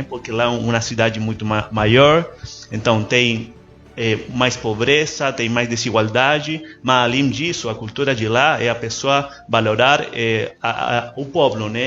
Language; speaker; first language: Portuguese; non-native, learner; Spanish